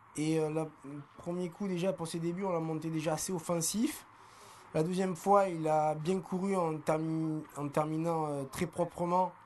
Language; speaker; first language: French; native; French